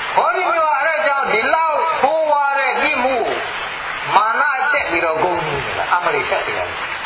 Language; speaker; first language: Burmese; non-native, local second language; Hakha Chin